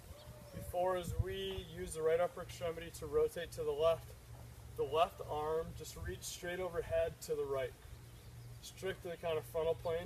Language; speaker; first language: English; native; English